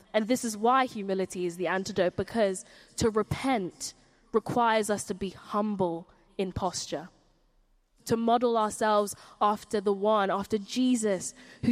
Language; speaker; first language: English; native; English